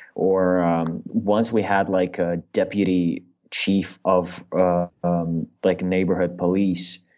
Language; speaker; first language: English; non-native, fluent; Russian